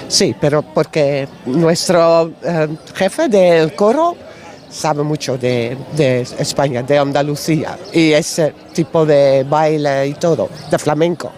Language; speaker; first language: Spanish; non-native, learner; Dutch